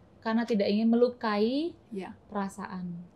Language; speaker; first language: Indonesian; native; Indonesian